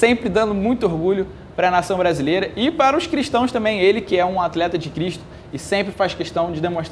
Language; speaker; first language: Portuguese; native; Portuguese